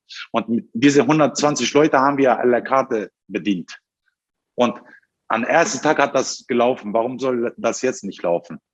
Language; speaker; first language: German; non-native, fluent; Turkish